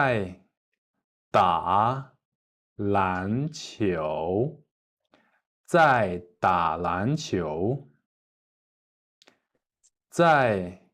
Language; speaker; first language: Chinese; non-native, fluent; Kyrgyz